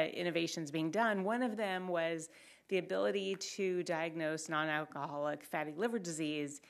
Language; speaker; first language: English; native; English